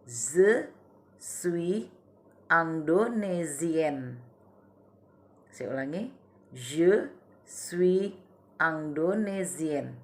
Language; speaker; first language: French; non-native, learner; Indonesian